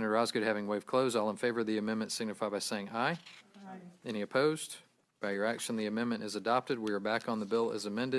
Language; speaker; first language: English; native; English